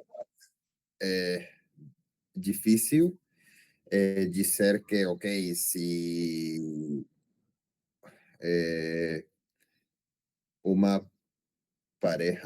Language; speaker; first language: Portuguese; non-native, learner; Spanish